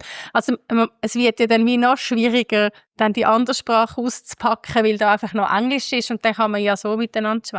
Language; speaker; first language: German; native; German